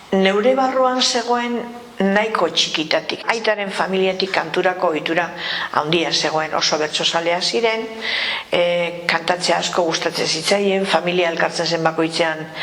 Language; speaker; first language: Basque; native; Basque